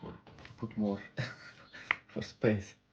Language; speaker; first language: English; non-native, learner; Romanian